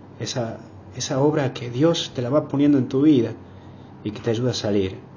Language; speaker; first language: Spanish; native; Spanish